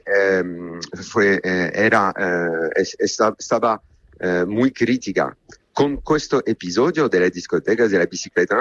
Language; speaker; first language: Spanish; non-native, learner; Italian